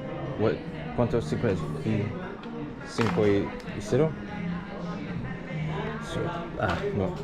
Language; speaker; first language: Spanish; non-native, learner; English